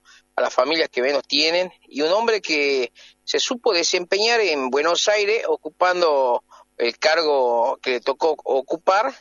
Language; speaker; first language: Spanish; native; Spanish